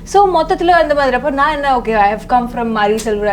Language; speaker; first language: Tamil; non-native, fluent; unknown